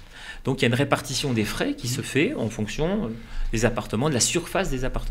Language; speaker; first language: French; native; French